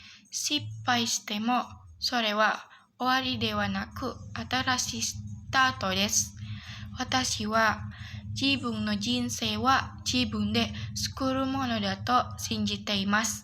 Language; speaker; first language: Japanese; non-native, learner; Indonesian